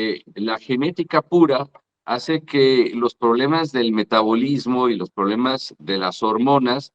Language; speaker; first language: Spanish; native; Spanish